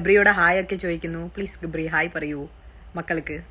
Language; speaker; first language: Malayalam; early bilingual, heritage; Malayalam